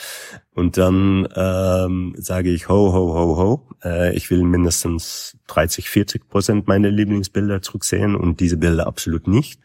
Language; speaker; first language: German; non-native, fluent; Dutch